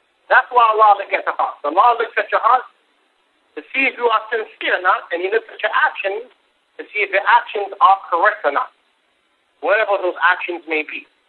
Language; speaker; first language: English; native; English